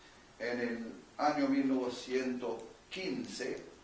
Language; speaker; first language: Spanish; non-native, fluent; Arabic